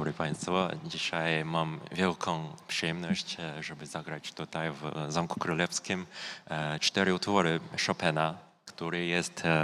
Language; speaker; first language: Polish; non-native, fluent; Korean